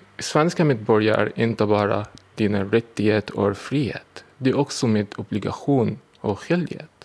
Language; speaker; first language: Swedish; non-native, fluent; Arabic